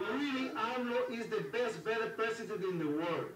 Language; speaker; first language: English; non-native, learner; Spanish